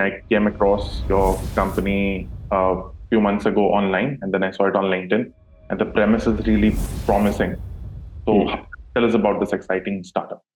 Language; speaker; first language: English; non-native, local second language; Hindi